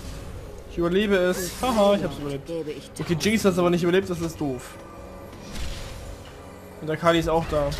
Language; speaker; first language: German; native; German